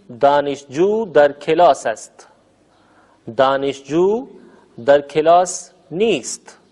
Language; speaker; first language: Persian; non-native, fluent; Urdu